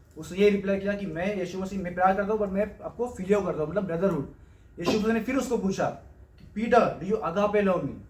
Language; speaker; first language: Hindi; non-native, local second language; Marathi